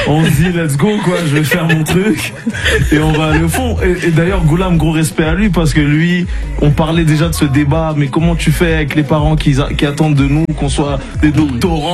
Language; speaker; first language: French; non-native, local second language; Ngazidja Comorian